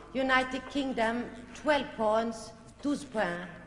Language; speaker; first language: English; non-native, fluent; Swedish